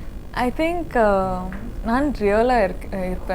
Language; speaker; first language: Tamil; non-native, learner; Kannada